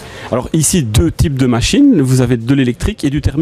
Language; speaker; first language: French; native; French